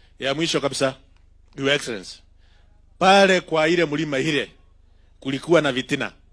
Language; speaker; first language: Swahili; non-native, local second language; Embu